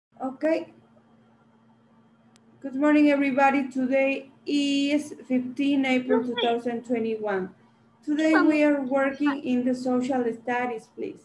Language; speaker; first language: English; non-native, learner; Spanish